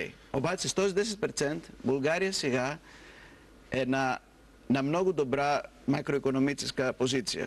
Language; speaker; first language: Bulgarian; non-native, fluent; Greek